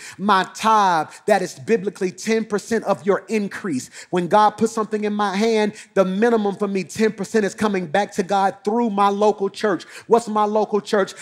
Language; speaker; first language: English; native; English